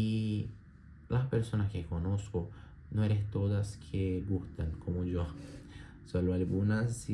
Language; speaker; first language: Spanish; non-native, learner; Portuguese